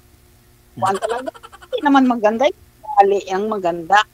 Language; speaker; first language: Filipino; non-native, local second language; Chavacano